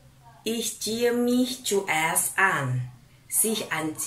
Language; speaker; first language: German; non-native, fluent; Indonesian